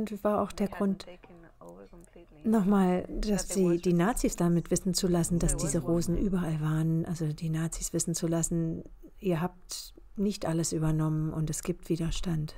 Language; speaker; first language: German; native; German